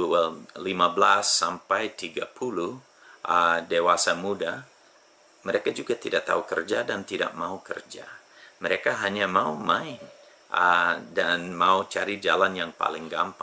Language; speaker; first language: Indonesian; non-native, fluent; English